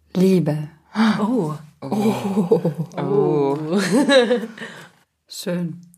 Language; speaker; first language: German; non-native, local second language; Ladin